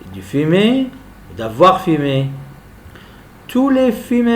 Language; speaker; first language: French; non-native, local second language; Arabic